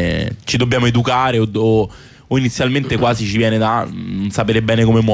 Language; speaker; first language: Italian; native; Italian